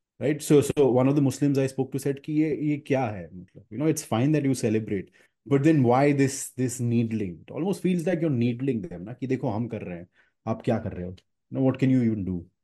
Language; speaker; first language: English; non-native, local second language; Hindi